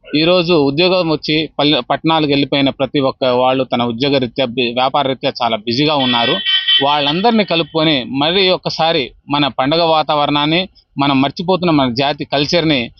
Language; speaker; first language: Telugu; non-native, local second language; Lambadi